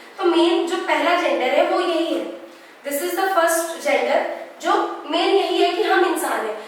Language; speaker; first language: Hindi; native; Hindi